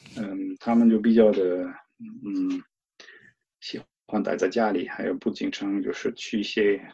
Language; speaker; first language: Chinese; non-native, fluent; German